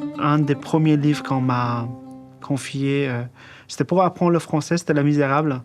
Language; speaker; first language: French; non-native, fluent; Persian